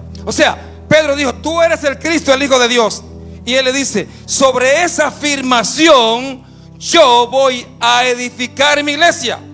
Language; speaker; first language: Spanish; native; Spanish